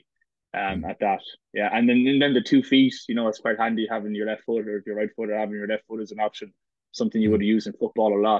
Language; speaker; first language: English; native; English